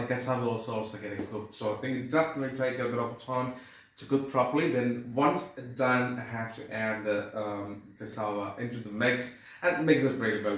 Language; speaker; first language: English; non-native, local second language; Malayalam